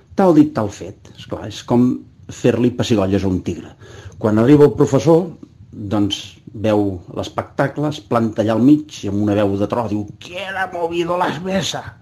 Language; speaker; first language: Catalan; native; Catalan